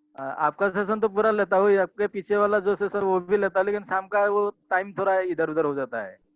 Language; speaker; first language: Hindi; non-native, local second language; Assamese